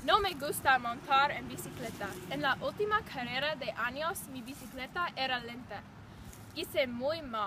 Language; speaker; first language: Spanish; non-native, learner; English